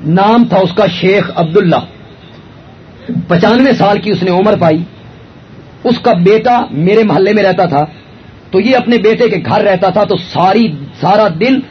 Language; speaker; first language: Urdu; non-native, local second language; Punjabi